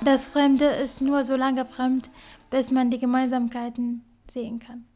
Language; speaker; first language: German; non-native, fluent; Kurdish